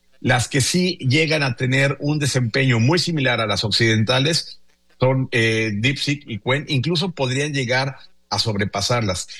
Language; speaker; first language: Spanish; native; Spanish